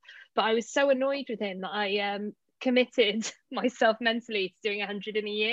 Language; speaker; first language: English; native; English